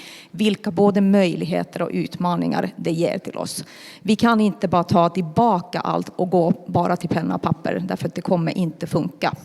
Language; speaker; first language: Swedish; non-native, local second language; Finnish